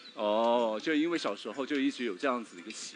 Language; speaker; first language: Chinese; native; Chinese